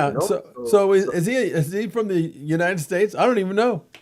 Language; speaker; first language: English; native; English